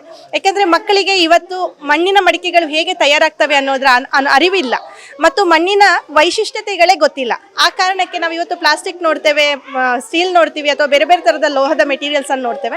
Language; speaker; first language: Kannada; native; Kannada